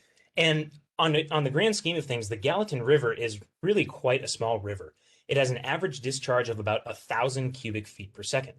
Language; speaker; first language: English; native; English